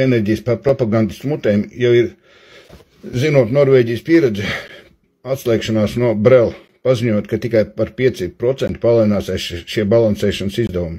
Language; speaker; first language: Latvian; native; Latvian